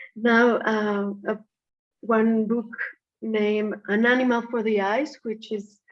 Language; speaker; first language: English; non-native, fluent; Spanish